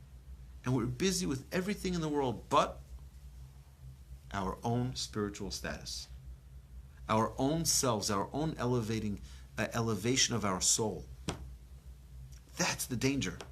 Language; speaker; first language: English; native; English